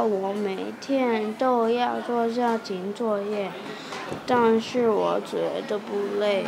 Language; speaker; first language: Chinese; non-native, local second language; Cantonese